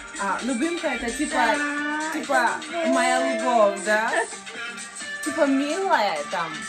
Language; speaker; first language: Russian; non-native, learner; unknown